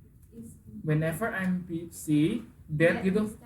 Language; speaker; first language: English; non-native, fluent; Indonesian